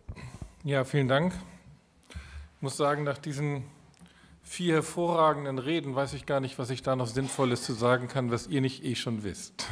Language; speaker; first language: German; native; German